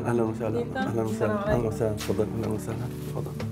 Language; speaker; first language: Arabic; native; Arabic